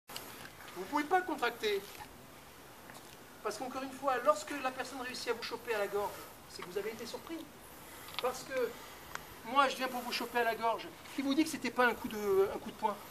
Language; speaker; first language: French; native; French